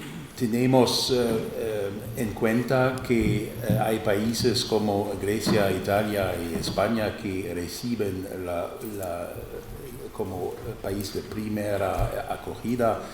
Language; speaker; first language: Spanish; non-native, fluent; German